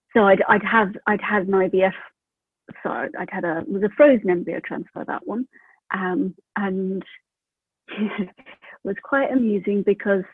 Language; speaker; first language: English; native; English